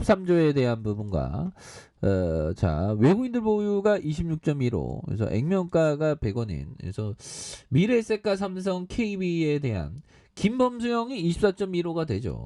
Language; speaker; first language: Korean; native; Korean